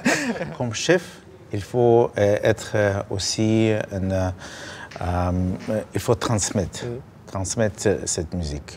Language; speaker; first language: French; non-native, learner; Russian